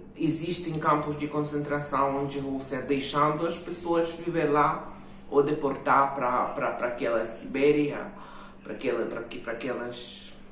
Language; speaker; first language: Portuguese; non-native, fluent; Ukrainian